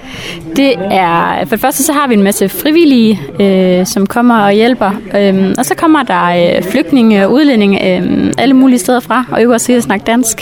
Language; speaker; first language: Danish; native; Danish